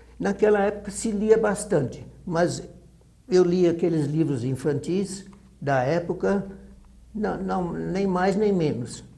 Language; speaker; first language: Portuguese; early bilingual, other home language; German